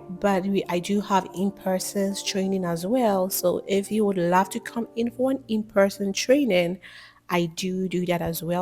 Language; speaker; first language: English; non-native, local second language; Akan